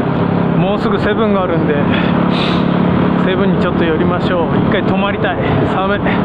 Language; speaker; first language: Japanese; native; Japanese